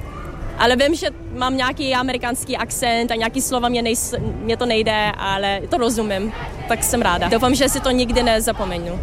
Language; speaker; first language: Czech; early bilingual, other home language; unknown